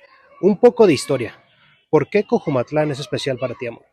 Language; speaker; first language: Spanish; native; Spanish